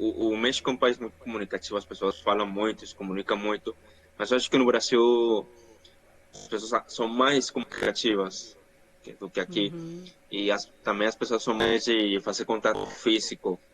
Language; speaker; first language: Portuguese; non-native, fluent; Spanish